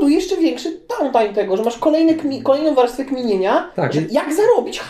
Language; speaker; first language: Polish; native; Polish